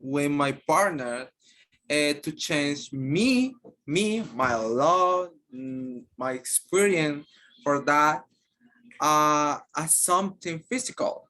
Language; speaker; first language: English; non-native, learner; Spanish